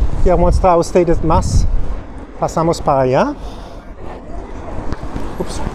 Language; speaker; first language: Spanish; non-native, learner; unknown